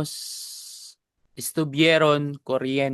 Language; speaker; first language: Spanish; non-native, learner; Filipino